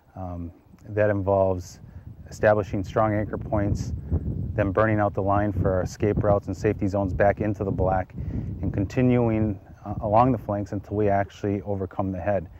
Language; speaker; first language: English; native; English